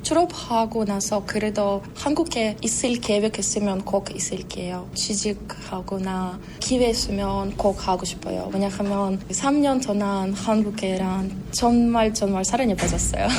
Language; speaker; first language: Korean; non-native, learner; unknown